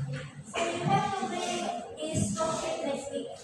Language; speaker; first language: English; non-native, learner; Indonesian